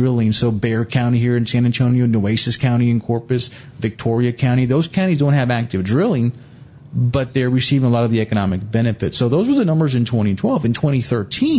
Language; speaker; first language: English; native; English